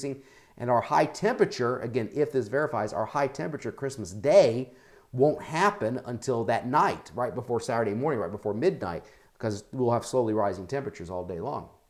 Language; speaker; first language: English; native; English